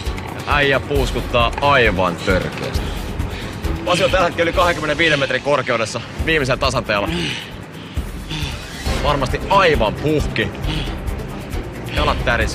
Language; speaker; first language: Finnish; native; Finnish